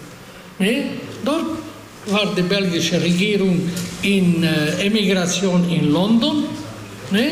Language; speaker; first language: German; non-native, fluent; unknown